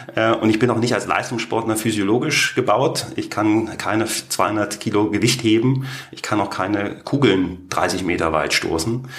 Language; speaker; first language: German; native; German